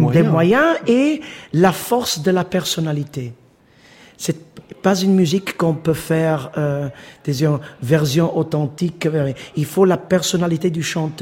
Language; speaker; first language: French; non-native, fluent; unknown